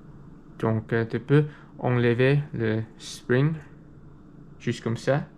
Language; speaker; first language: French; non-native, learner; English